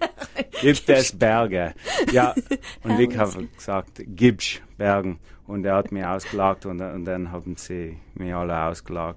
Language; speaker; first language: German; non-native, learner; English